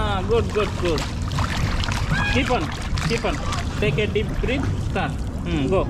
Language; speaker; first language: English; non-native, local second language; Hindi